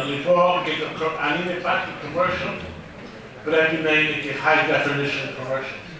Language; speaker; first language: Greek; early bilingual, heritage; Greek